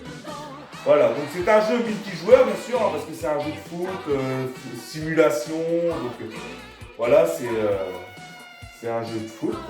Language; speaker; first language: French; native; French